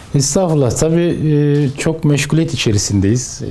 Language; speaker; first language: Turkish; native; Turkish